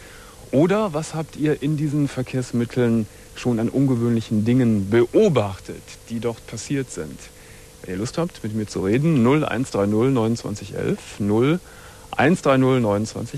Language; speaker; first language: German; native; German